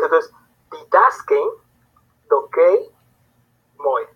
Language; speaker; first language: Greek; non-native, fluent; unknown